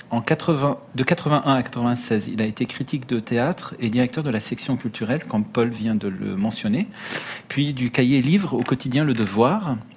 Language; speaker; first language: French; early bilingual, other home language; Arabic